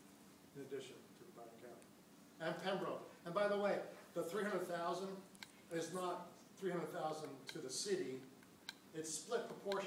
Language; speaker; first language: English; native; English